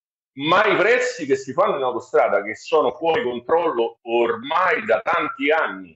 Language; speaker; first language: Italian; native; Italian